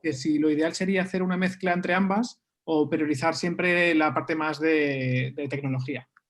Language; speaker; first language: Spanish; native; Spanish